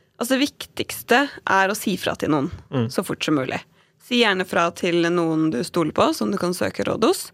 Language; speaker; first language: Norwegian; native; Norwegian